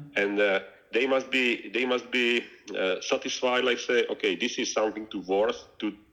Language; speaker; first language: English; non-native, learner; Czech